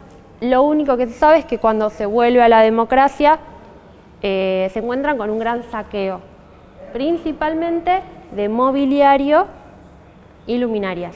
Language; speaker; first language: Spanish; native; Spanish